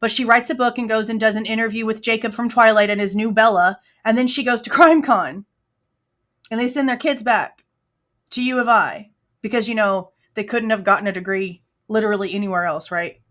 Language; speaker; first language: English; native; English